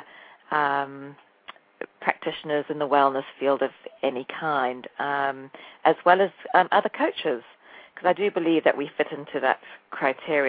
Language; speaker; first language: English; native; English